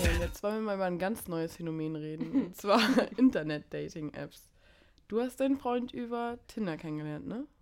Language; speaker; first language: German; native; German